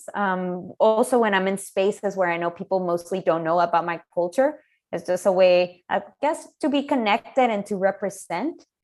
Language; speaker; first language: English; non-native, fluent; Spanish